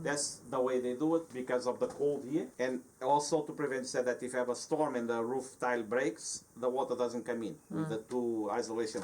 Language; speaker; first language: English; non-native, fluent; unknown